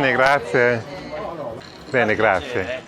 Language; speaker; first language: Italian; non-native, learner; English